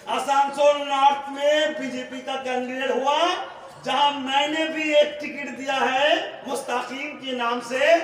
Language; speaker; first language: Hindi; non-native, local second language; Bangla